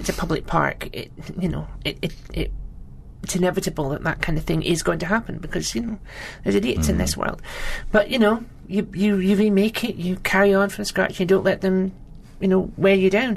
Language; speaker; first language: English; native; English